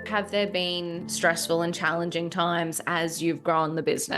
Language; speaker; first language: English; native; English